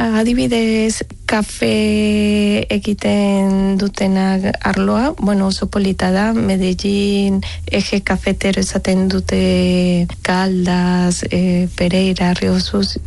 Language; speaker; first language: Basque; non-native, learner; Spanish